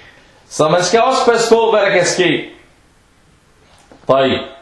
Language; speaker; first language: Danish; non-native, fluent; Arabic